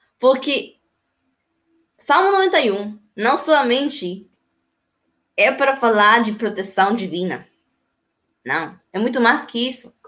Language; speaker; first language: Portuguese; non-native, learner; Spanish